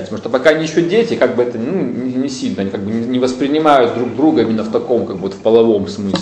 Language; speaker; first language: Russian; native; Russian